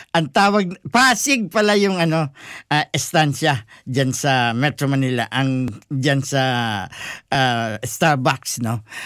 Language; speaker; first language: Filipino; non-native, local second language; Bikol